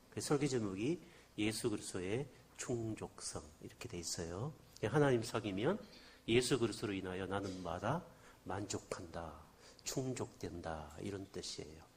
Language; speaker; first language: Korean; native; Korean